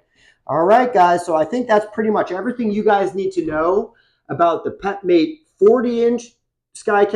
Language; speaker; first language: English; native; English